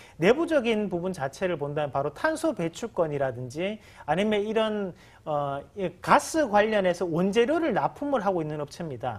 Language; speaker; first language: Korean; native; Korean